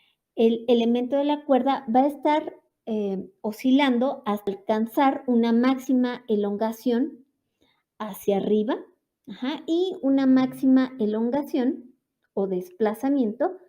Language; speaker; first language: Spanish; native; Spanish